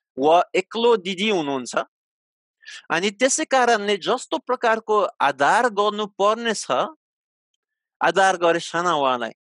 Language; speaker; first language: Nepali; non-native, fluent; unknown